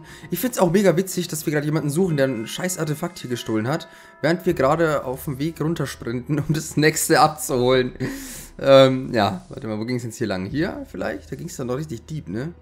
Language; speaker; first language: German; native; German